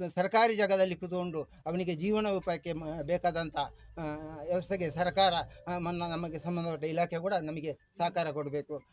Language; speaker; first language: Kannada; non-native, local second language; Tulu